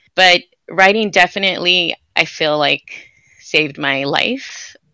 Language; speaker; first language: English; native; English